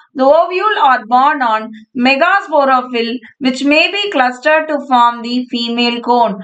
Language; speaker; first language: English; non-native, local second language; Tamil